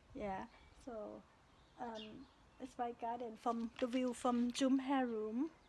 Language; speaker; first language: English; non-native, learner; Thai